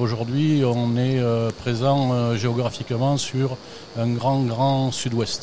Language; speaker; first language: French; native; French